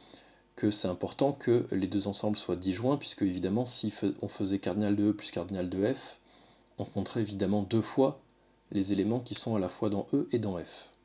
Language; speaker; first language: French; native; French